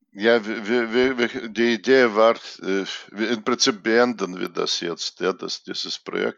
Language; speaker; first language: German; non-native, fluent; Russian